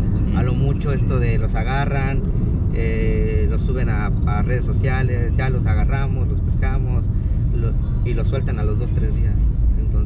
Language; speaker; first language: Spanish; native; Spanish